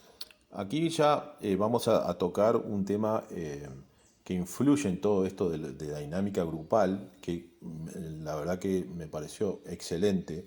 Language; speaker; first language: Spanish; native; Spanish